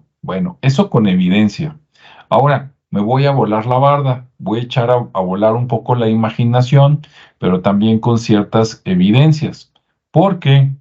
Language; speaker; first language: Spanish; native; Spanish